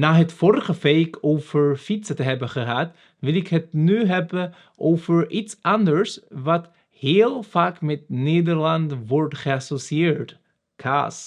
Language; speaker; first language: Dutch; non-native, learner; Spanish